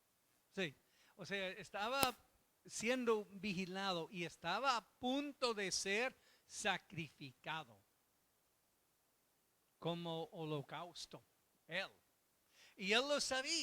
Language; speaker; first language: Spanish; non-native, fluent; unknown